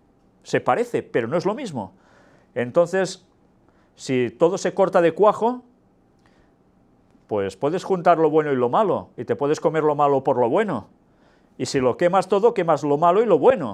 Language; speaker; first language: Spanish; native; Spanish